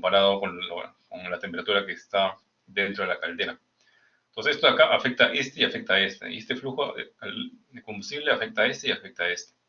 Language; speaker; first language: Spanish; native; Spanish